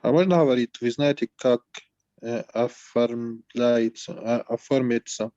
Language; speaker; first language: Russian; non-native, learner; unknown